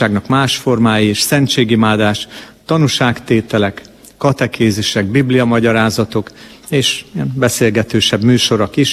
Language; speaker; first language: Hungarian; native; Hungarian